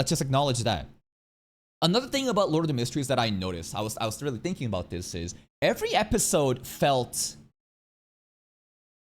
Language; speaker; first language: English; native; English